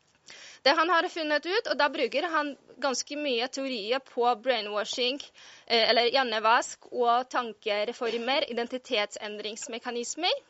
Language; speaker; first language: Norwegian; non-native, fluent; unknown